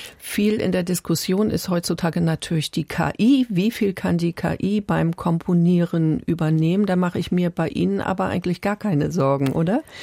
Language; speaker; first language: German; native; German